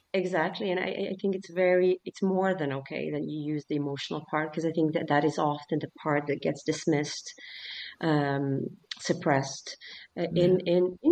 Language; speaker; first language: English; early bilingual, other home language; Swedish